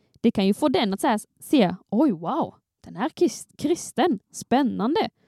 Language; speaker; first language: Swedish; native; Swedish